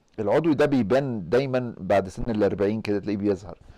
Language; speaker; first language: Arabic; native; Arabic